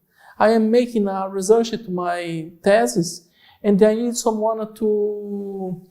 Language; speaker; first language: English; non-native, learner; Portuguese